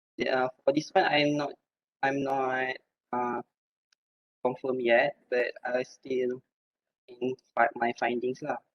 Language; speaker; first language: English; non-native, local second language; Malay